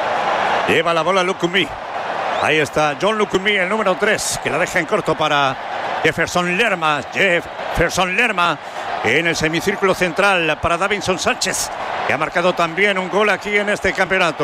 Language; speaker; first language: Spanish; native; Spanish